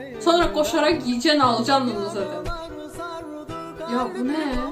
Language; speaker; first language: Turkish; non-native, fluent; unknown